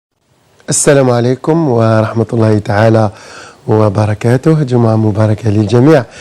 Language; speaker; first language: Arabic; native; Arabic